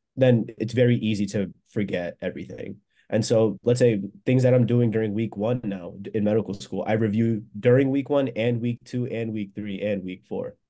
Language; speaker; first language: English; native; English